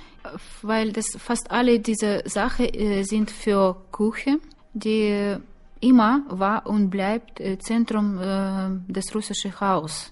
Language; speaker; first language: German; non-native, learner; Russian